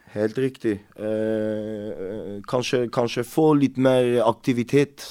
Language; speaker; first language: Norwegian; non-native, fluent; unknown